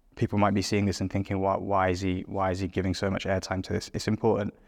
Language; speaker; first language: English; native; English